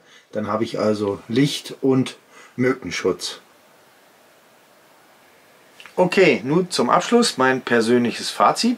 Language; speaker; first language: German; native; German